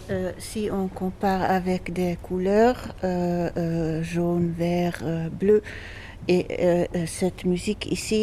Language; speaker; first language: French; non-native, learner; Dutch